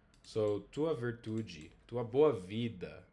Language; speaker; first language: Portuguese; non-native, fluent; English